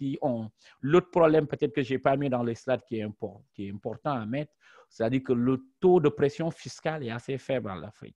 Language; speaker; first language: French; non-native, local second language; Wolof